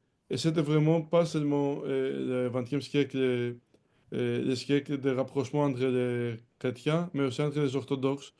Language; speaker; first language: French; non-native, fluent; Greek